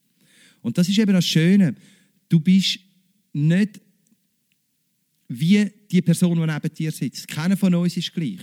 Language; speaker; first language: German; native; German